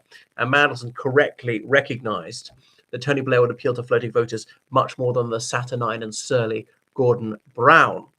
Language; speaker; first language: English; native; English